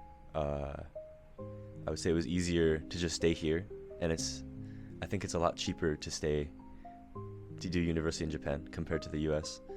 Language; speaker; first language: English; early bilingual, other home language; Japanese